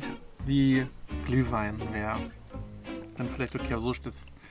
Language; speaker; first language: German; native; German